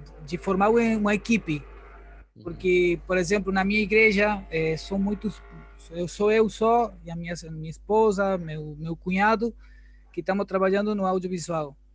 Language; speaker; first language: Portuguese; non-native, learner; Spanish